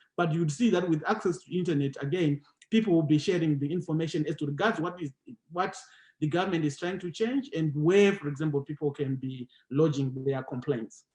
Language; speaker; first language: English; non-native, local second language; Shona